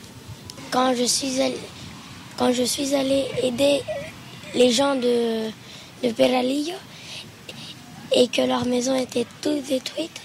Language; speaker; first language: French; non-native, learner; Spanish